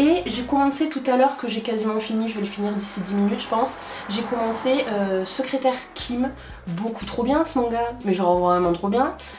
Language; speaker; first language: French; native; French